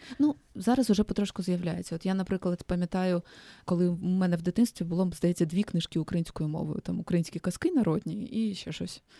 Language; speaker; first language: Ukrainian; native; Ukrainian